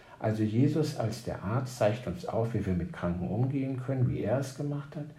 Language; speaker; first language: German; native; German